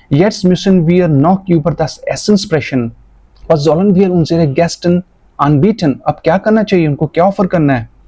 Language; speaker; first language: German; non-native, fluent; Hindi